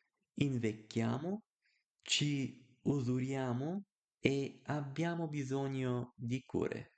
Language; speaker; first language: Italian; non-native, learner; Bulgarian